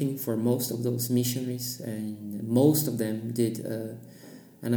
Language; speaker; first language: English; non-native, fluent; Portuguese